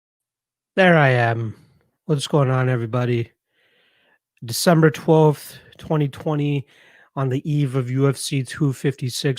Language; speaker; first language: English; native; English